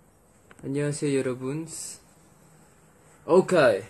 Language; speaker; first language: Korean; non-native, fluent; Indonesian